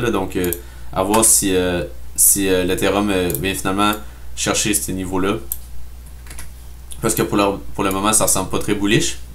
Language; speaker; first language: French; native; French